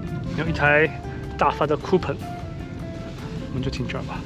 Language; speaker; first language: Chinese; native; Chinese